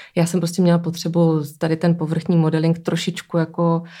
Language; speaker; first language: Czech; native; Czech